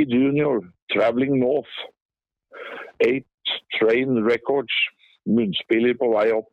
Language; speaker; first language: Norwegian; native; Norwegian